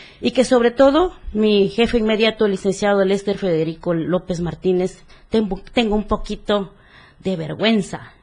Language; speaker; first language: Spanish; native; Spanish